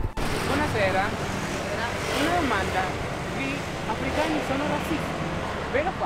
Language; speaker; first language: Italian; non-native, learner; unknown